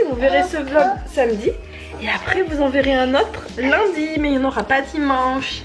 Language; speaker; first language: French; native; French